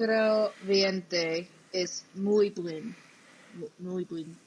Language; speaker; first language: Spanish; non-native, learner; English